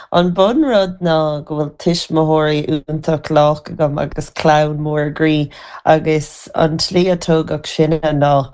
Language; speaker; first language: Irish; native; Irish